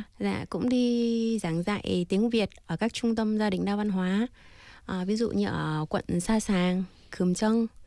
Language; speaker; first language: Vietnamese; native; Vietnamese